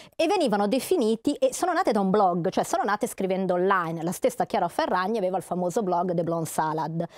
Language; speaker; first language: Italian; native; Italian